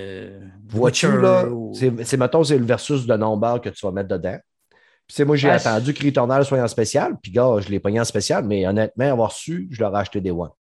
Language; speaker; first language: French; native; French